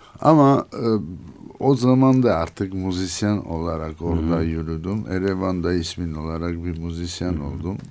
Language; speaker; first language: Turkish; non-native, learner; Armenian